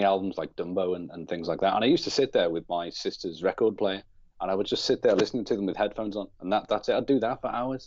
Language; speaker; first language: English; native; English